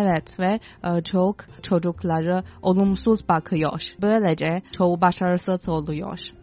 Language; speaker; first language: Turkish; non-native, fluent; Chinese